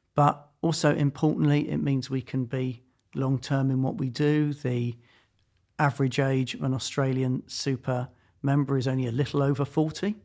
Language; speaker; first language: English; native; English